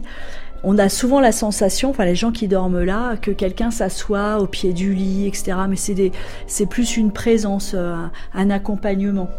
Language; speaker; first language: French; native; French